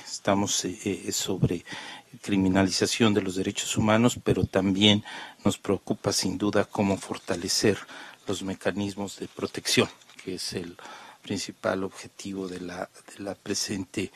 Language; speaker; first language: Spanish; native; Spanish